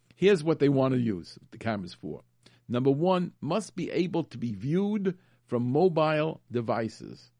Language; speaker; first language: English; native; English